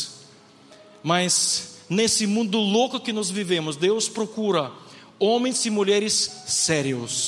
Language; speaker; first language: Portuguese; non-native, fluent; Ukrainian